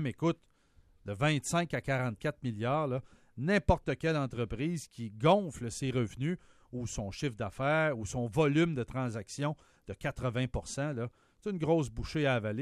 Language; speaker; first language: French; native; French